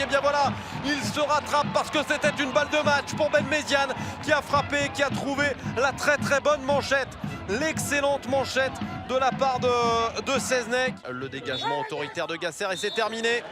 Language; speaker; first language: French; native; French